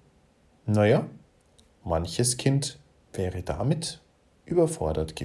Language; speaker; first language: German; native; German